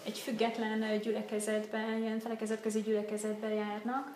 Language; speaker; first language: Hungarian; native; Hungarian